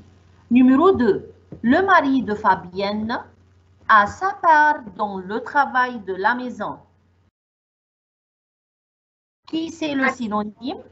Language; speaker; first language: French; non-native, fluent; Arabic